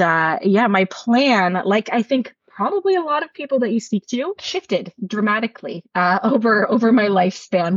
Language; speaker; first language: English; native; English